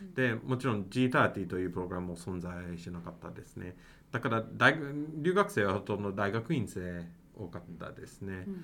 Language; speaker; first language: Japanese; non-native, fluent; English